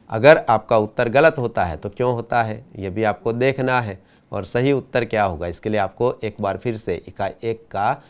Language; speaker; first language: Hindi; non-native, local second language; Gujarati